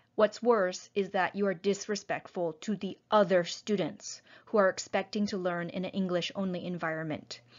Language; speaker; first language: English; native; English